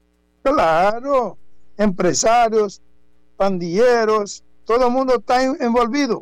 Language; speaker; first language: Spanish; non-native, fluent; Haitian Creole